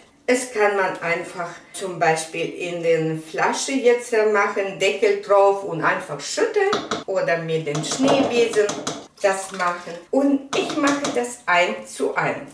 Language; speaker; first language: German; non-native, fluent; Russian